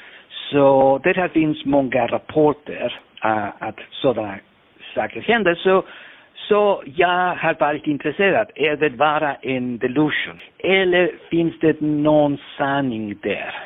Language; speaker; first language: Swedish; non-native, fluent; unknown